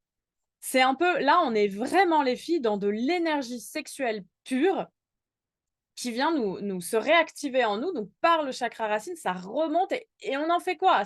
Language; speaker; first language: French; native; French